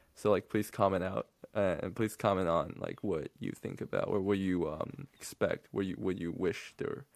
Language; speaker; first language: English; non-native, fluent; Chinese